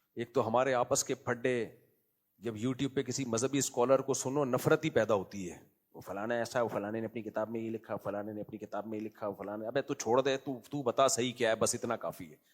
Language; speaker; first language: Urdu; native; Urdu